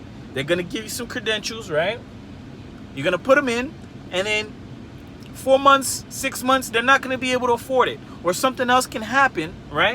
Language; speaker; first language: English; native; English